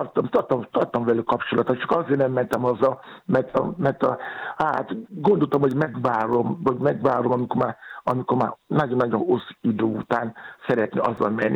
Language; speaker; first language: Hungarian; non-native, fluent; Yoruba